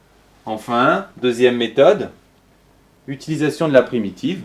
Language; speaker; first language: French; native; French